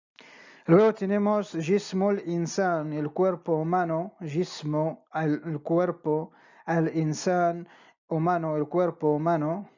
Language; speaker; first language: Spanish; non-native, fluent; Arabic